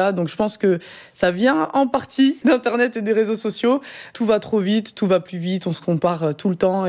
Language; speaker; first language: French; native; French